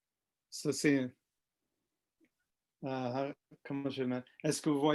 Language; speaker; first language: French; non-native, fluent; English